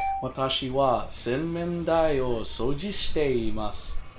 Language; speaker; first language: Japanese; non-native, learner; English